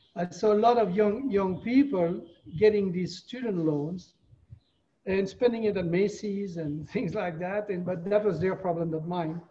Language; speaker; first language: English; non-native, fluent; French